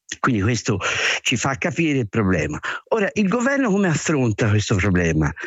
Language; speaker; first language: Italian; native; Italian